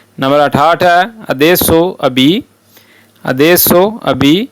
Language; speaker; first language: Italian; non-native, fluent; Urdu